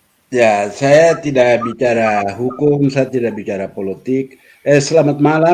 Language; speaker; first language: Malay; non-native, local second language; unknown